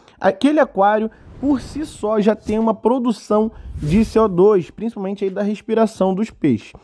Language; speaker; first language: Portuguese; native; Portuguese